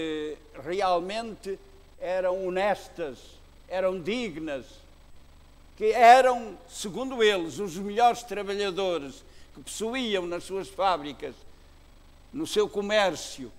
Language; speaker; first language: Portuguese; native; Portuguese